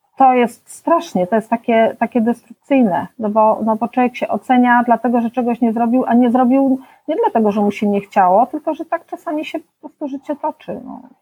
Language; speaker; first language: Polish; native; Polish